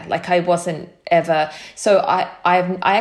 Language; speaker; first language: English; native; English